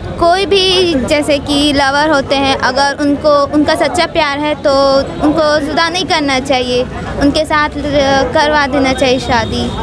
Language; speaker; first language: Hindi; native; Hindi